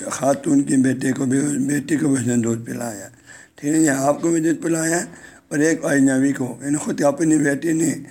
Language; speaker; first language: Urdu; non-native, local second language; Balti